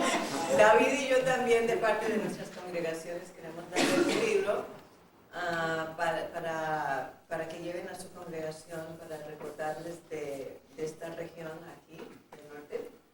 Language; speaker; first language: Spanish; non-native, fluent; English